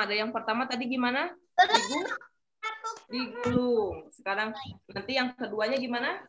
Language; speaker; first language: Indonesian; native; Indonesian